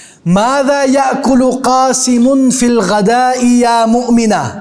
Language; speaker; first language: Arabic; non-native, fluent; Urdu